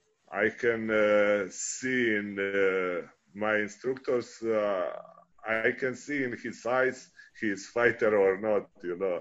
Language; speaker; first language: English; non-native, fluent; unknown